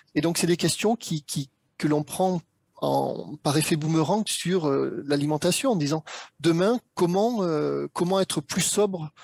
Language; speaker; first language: French; native; French